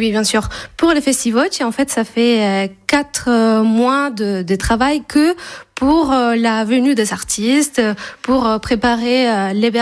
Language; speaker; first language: French; non-native, fluent; Spanish